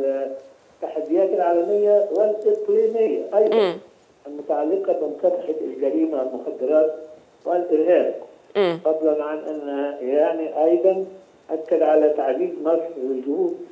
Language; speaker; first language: Arabic; native; Arabic